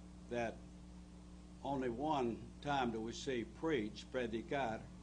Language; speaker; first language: English; native; English